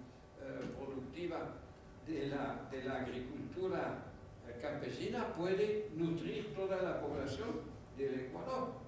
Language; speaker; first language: Spanish; non-native, fluent; French